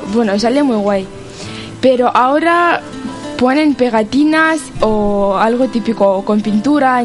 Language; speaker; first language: Spanish; non-native, learner; Ukrainian